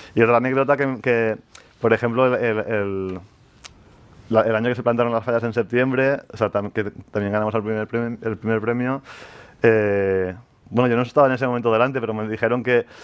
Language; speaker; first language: Spanish; native; Spanish